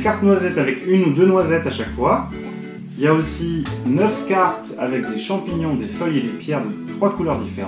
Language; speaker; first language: French; native; French